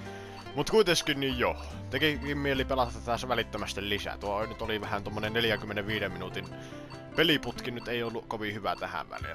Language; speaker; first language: Finnish; native; Finnish